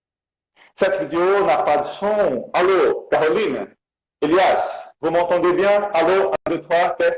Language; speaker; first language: French; non-native, fluent; Portuguese